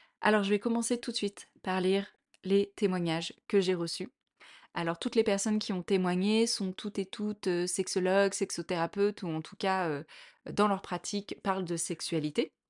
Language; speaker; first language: French; native; French